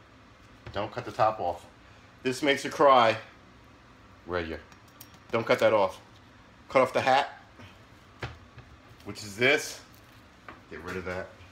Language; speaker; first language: English; native; English